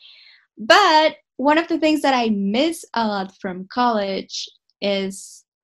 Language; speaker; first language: English; non-native, fluent; Spanish